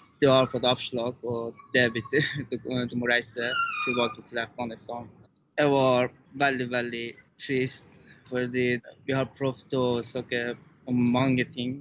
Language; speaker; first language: Norwegian; non-native, learner; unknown